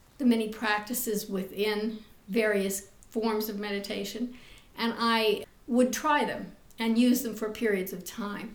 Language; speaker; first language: English; native; English